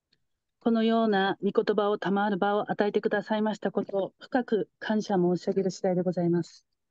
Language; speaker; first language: Japanese; native; Japanese